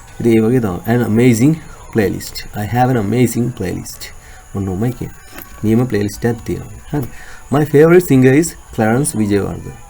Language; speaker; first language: Sinhala; native; Sinhala